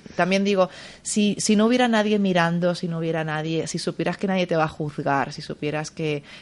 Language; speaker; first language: Spanish; native; Spanish